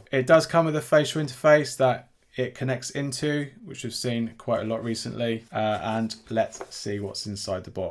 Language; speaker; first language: English; native; English